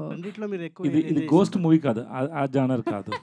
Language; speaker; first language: Telugu; non-native, learner; Tamil